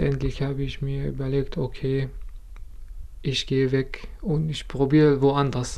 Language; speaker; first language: German; non-native, fluent; Kurdish